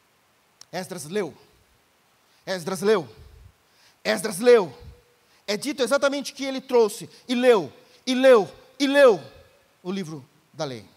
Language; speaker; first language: Portuguese; native; Portuguese